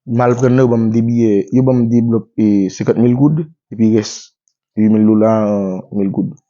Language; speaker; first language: Haitian Creole; native; Haitian Creole